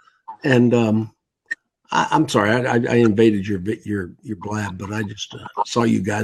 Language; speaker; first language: English; native; English